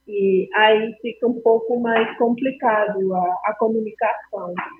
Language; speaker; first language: Portuguese; non-native, fluent; Spanish